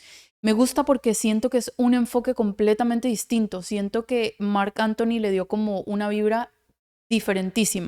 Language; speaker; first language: Spanish; native; Spanish